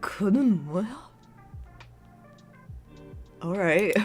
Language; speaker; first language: Korean; non-native, learner; English